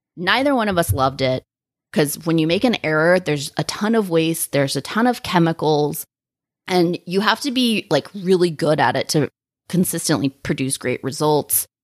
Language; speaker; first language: English; native; English